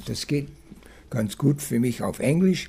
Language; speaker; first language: German; non-native, fluent; English